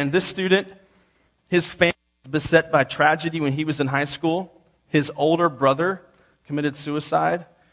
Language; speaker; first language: English; native; English